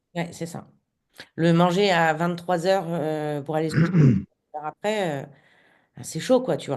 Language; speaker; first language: French; native; French